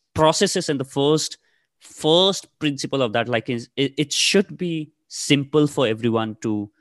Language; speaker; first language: English; non-native, local second language; Nepali